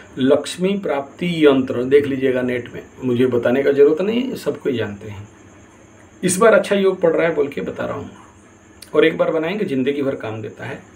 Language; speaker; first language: Hindi; non-native, local second language; Odia